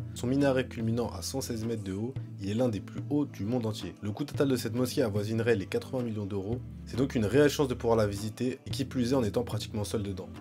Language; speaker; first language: French; native; French